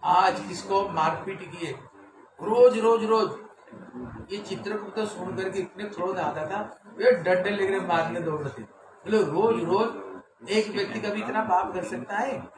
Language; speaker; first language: Hindi; non-native, local second language; Bangla